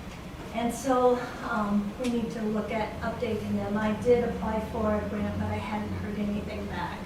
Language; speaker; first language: English; native; English